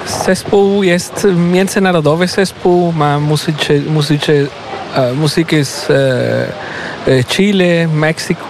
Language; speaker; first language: Polish; non-native, learner; Spanish